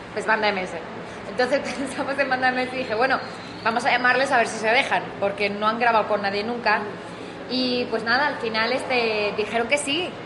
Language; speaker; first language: Spanish; native; Spanish